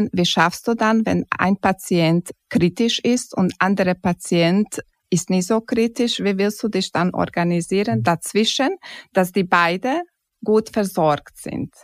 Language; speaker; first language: German; non-native, fluent; Croatian